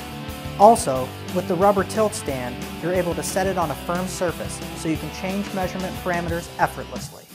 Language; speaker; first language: English; native; English